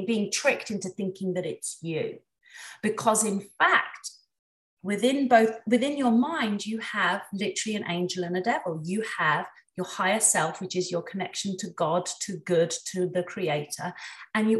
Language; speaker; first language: English; native; English